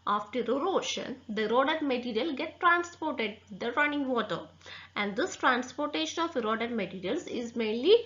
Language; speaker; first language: English; non-native, local second language; Malayalam